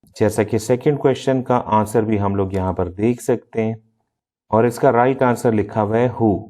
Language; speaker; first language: Urdu; non-native, local second language; Punjabi